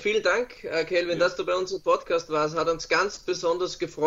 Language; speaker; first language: German; native; German